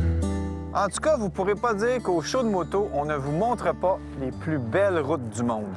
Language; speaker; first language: French; native; French